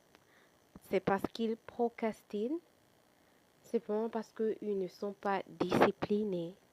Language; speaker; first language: French; non-native, fluent; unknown